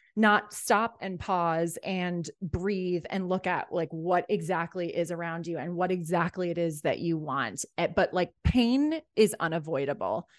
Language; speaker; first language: English; native; English